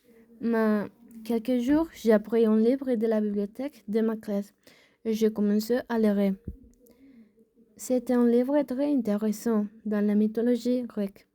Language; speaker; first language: French; non-native, learner; Spanish